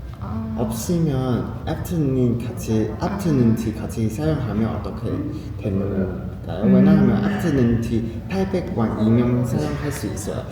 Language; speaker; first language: Korean; non-native, learner; Chinese